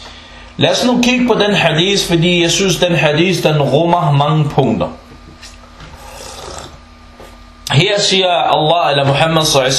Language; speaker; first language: Danish; non-native, fluent; Arabic